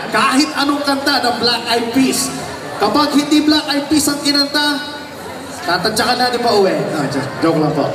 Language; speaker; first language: Filipino; non-native, local second language; Pampanga